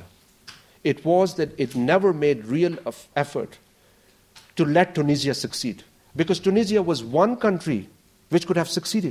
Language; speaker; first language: English; non-native, local second language; Urdu